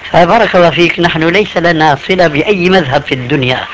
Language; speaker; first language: Arabic; early bilingual, other home language; Albanian